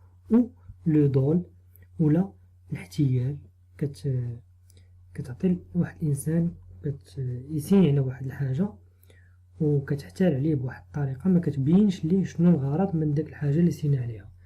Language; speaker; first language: Arabic; native; Arabic